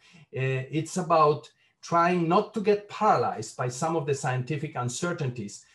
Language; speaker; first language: English; non-native, fluent; Spanish